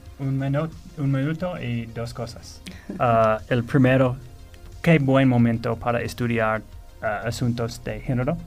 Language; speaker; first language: Spanish; non-native, fluent; English